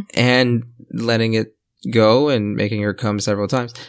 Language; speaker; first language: English; non-native, fluent; French